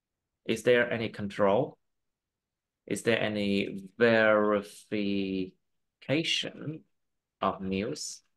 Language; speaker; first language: English; non-native, fluent; Vietnamese